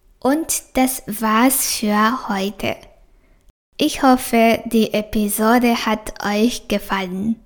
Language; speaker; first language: German; non-native, fluent; Japanese